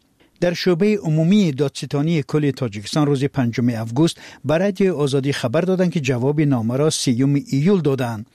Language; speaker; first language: Persian; native; Persian